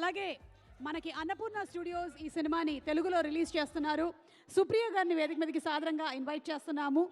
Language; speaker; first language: Telugu; native; Telugu